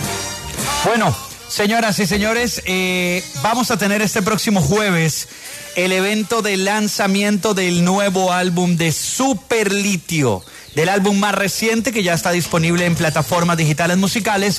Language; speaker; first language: Spanish; native; Spanish